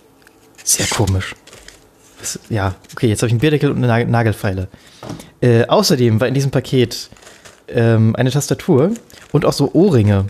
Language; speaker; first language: German; native; German